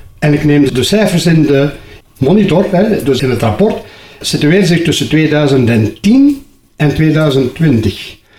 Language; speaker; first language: Dutch; native; Dutch